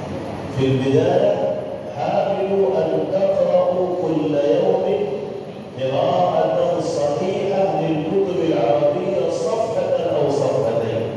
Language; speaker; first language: Arabic; non-native, fluent; Urdu